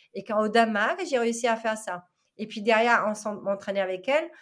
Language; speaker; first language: French; non-native, fluent; Chinese